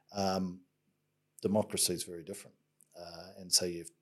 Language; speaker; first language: English; native; English